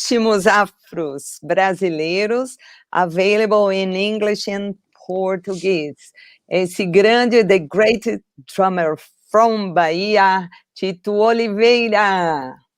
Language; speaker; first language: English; non-native, fluent; Portuguese